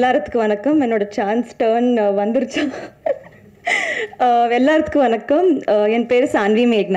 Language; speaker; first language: Tamil; non-native, learner; Telugu